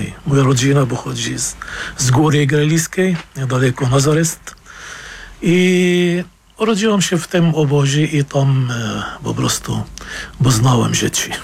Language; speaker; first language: Polish; non-native, fluent; Arabic